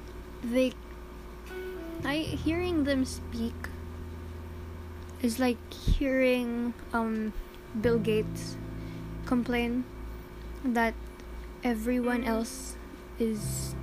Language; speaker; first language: English; non-native, local second language; Filipino